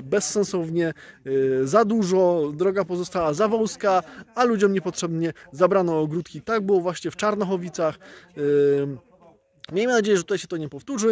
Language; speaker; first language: Polish; native; Polish